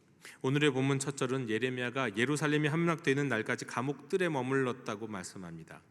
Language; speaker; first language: Korean; native; Korean